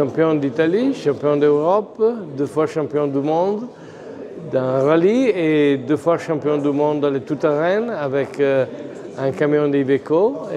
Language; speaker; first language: French; non-native, fluent; Italian